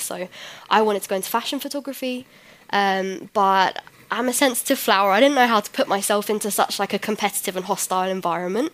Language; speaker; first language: English; native; English